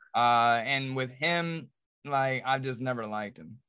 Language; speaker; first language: English; native; English